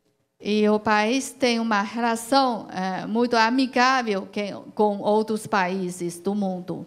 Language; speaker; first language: Portuguese; non-native, learner; Chinese